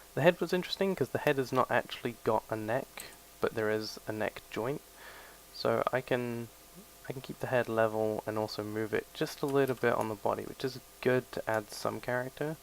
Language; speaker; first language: English; native; English